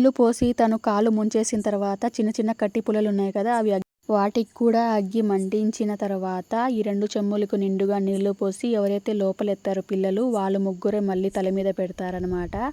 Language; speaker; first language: Telugu; non-native, local second language; Lambadi